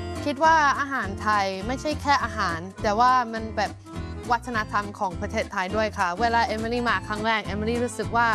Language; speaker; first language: Thai; non-native, learner; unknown